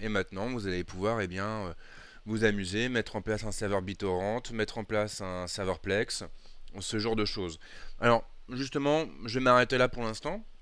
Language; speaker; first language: French; native; French